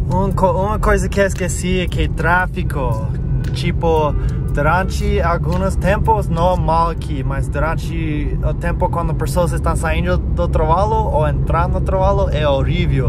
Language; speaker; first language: Portuguese; non-native, fluent; English